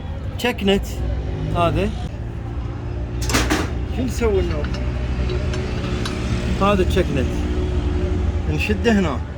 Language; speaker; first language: Arabic; native; Arabic